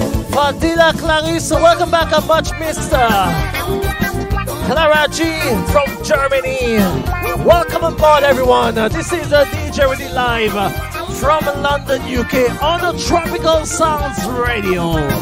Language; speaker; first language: English; non-native, local second language; Seselwa Creole French